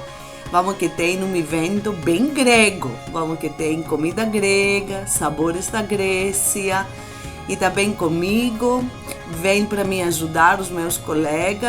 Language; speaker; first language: Portuguese; non-native, fluent; Greek